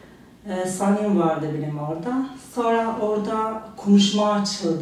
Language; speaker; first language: Turkish; non-native, learner; Albanian